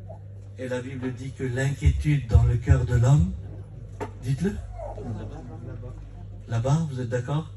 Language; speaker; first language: French; native; French